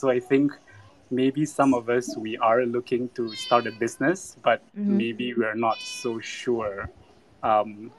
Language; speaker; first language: English; non-native, local second language; Malay